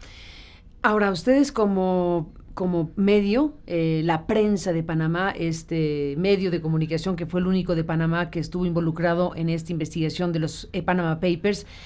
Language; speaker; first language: Spanish; native; Spanish